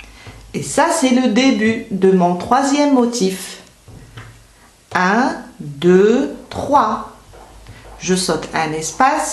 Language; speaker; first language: French; native; French